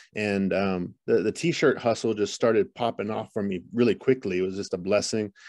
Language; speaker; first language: English; native; English